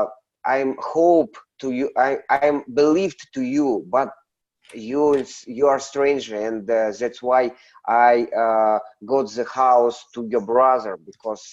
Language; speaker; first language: English; non-native, learner; Russian